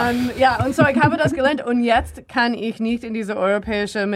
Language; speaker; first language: German; non-native, learner; English